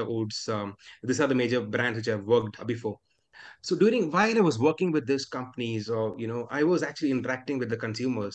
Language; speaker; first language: English; non-native, local second language; Malayalam